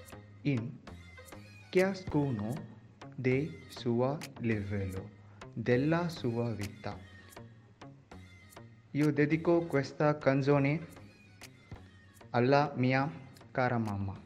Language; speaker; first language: Italian; non-native, learner; Tamil